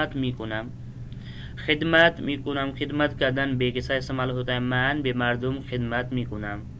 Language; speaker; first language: Persian; non-native, fluent; Urdu